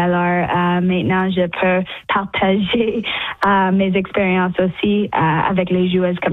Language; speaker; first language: French; non-native, local second language; English